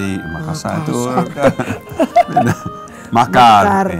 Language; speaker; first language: Indonesian; non-native, learner; English